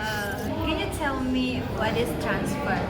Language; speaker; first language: English; non-native, learner; Indonesian